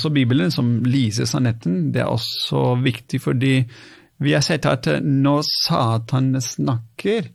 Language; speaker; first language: Norwegian; non-native, fluent; Italian